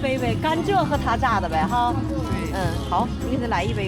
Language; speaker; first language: Chinese; native; Chinese